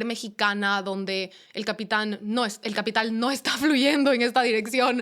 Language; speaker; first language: Spanish; native; Spanish